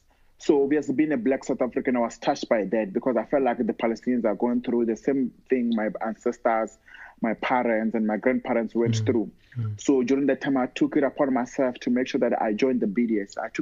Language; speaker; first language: English; non-native, local second language; Northern Sotho